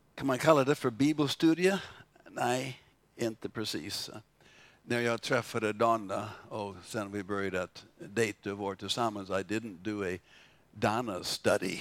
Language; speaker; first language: Swedish; non-native, fluent; English